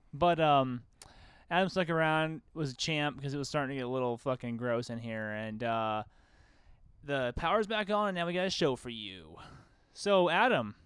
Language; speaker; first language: English; native; English